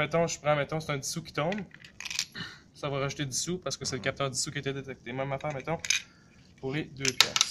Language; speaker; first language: French; native; French